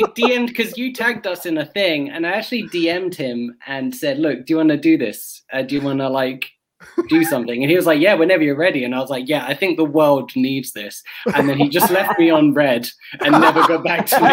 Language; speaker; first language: English; native; English